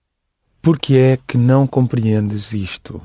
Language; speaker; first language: Portuguese; non-native, learner; English